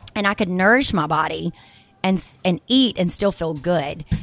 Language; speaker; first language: English; native; English